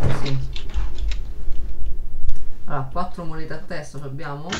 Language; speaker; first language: Italian; native; Italian